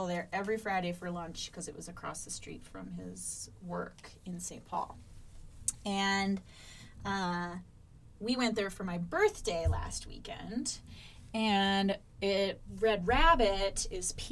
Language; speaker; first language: English; native; English